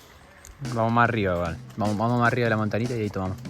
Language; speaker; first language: Spanish; native; Spanish